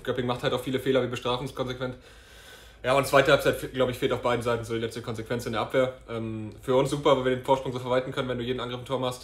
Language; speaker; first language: German; native; German